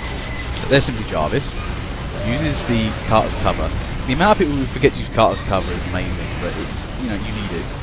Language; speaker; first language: English; native; English